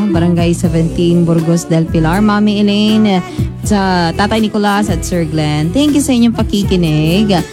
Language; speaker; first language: Filipino; non-native, local second language; Cebuano